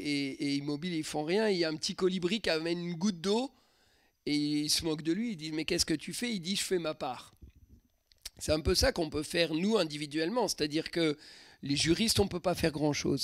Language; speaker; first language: French; native; French